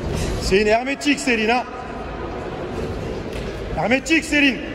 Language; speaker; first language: French; native; French